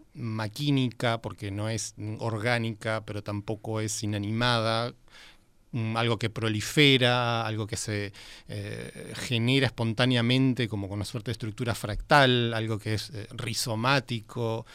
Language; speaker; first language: Spanish; native; Spanish